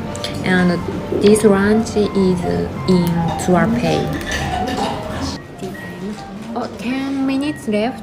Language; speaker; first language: English; non-native, learner; Japanese